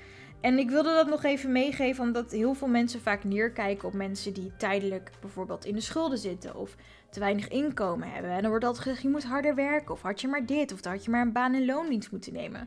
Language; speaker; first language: Dutch; native; Dutch